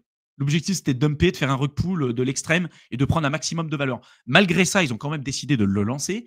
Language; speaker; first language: French; native; French